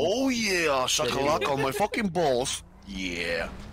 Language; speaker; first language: English; non-native, learner; Polish